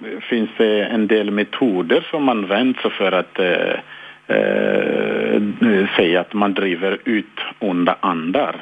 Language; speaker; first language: Swedish; non-native, fluent; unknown